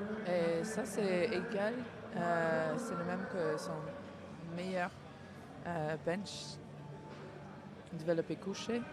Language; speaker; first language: French; non-native, learner; English